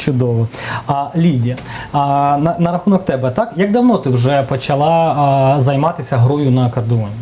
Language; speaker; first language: Ukrainian; native; Ukrainian